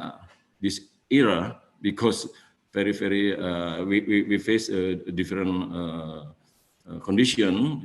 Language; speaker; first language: English; non-native, fluent; Indonesian